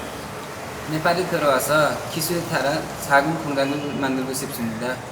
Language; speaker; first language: Korean; non-native, learner; Nepali